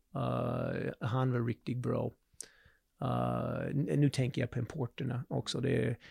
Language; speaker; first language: Swedish; non-native, fluent; English